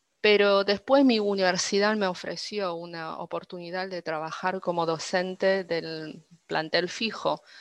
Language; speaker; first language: Spanish; non-native, fluent; Chinese